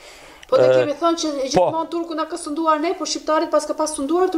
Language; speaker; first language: Albanian; native; Albanian